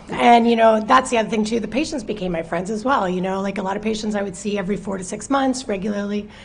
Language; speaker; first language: English; native; English